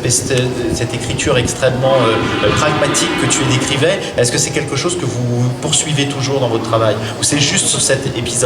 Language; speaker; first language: French; native; French